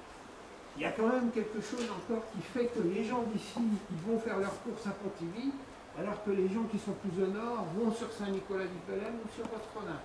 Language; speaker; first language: French; native; French